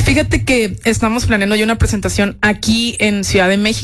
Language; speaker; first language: Spanish; native; Spanish